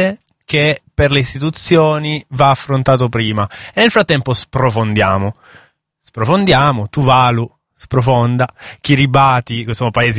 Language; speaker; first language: Italian; native; Italian